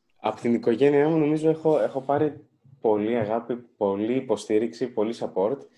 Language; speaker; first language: Greek; early bilingual, other home language; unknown